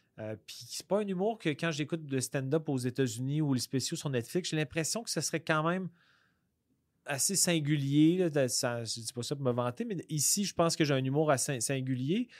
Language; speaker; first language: French; native; French